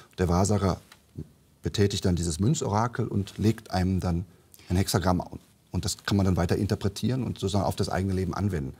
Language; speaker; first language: German; native; German